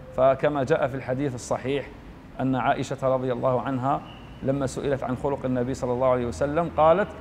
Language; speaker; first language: Arabic; native; Arabic